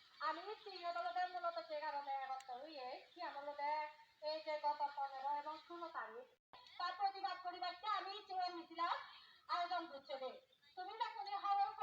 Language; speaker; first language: Bangla; non-native, local second language; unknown